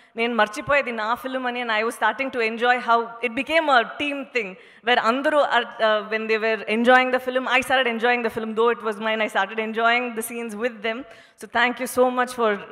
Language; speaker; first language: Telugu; non-native, fluent; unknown